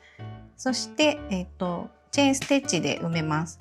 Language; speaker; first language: Japanese; native; Japanese